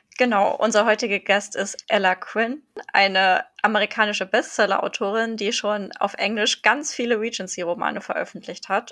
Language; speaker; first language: German; native; German